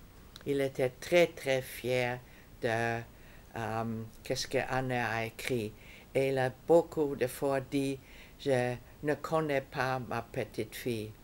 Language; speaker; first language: French; non-native, fluent; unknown